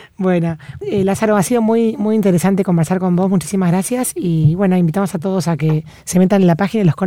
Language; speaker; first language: Spanish; native; Spanish